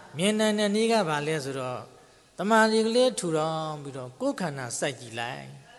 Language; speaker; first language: Burmese; native; Burmese